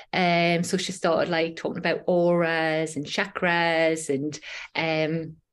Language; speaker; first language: English; native; English